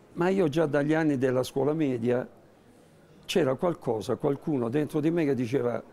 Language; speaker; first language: Italian; native; Italian